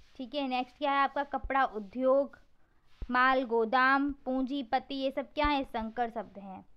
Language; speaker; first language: Hindi; native; Hindi